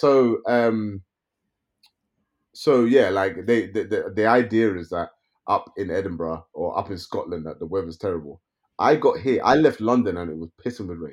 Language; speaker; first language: English; native; English